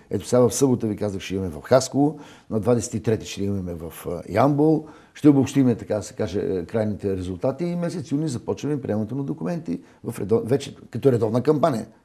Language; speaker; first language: Bulgarian; native; Bulgarian